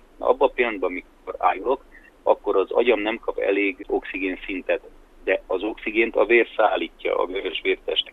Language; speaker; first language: Hungarian; native; Hungarian